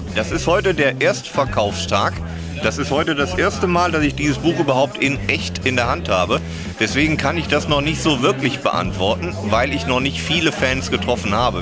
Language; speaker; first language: German; native; German